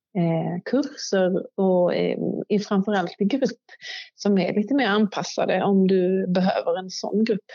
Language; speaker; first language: Swedish; native; Swedish